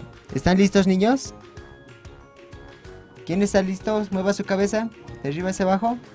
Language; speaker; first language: Spanish; native; Spanish